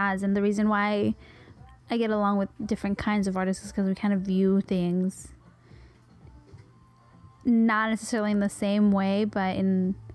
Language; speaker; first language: English; early bilingual, other home language; Spanish